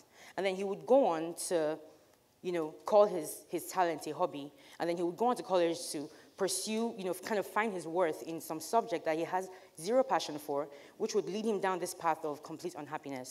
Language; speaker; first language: English; non-native, local second language; Igbo